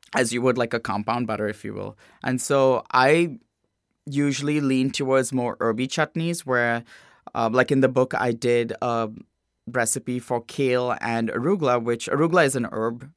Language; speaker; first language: English; non-native, local second language; Hindi